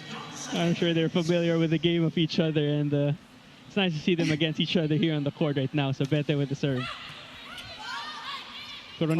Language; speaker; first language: English; non-native, local second language; Filipino